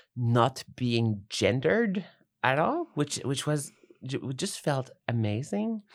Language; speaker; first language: English; non-native, fluent; French